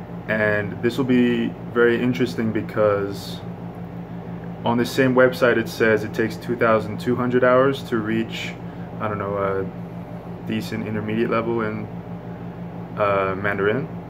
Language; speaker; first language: English; native; English